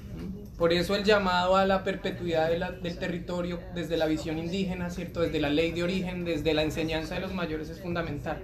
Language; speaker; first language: Spanish; native; Spanish